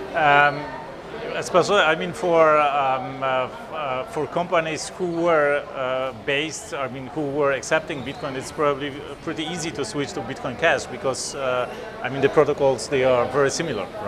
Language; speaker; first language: English; non-native, fluent; Polish